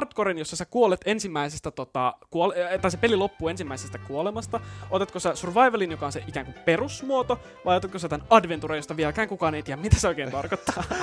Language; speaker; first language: Finnish; native; Finnish